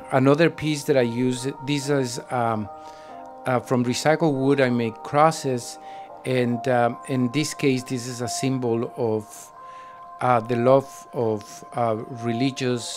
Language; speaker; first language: English; non-native, fluent; Spanish